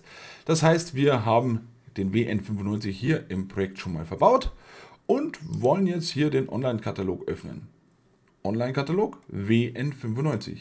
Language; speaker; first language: German; native; German